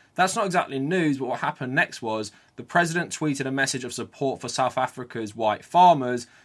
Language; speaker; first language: English; native; English